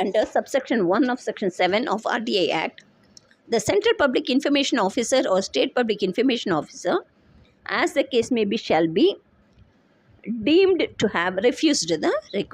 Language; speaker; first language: English; non-native, local second language; Tamil